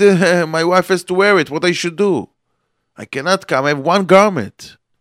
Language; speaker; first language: English; non-native, fluent; Hebrew